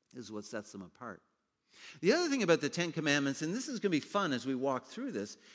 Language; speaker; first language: English; native; English